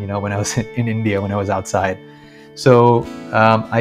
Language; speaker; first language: English; early bilingual, other home language; Malayalam